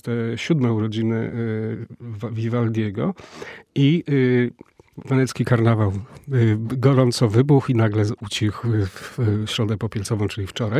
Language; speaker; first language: Polish; native; Polish